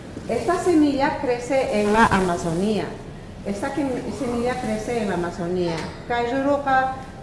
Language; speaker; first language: Spanish; non-native, local second language; Quechua